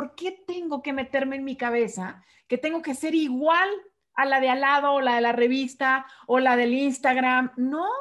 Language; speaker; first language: Spanish; native; Spanish